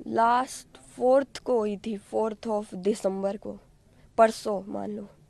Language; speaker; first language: Hindi; native; Hindi